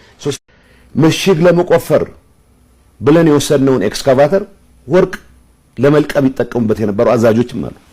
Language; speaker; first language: Amharic; non-native, local second language; Tigrinya